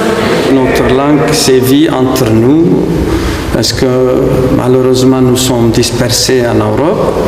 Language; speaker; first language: French; non-native, fluent; Aramaic